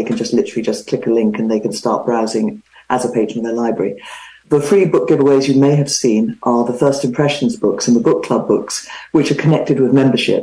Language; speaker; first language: English; native; English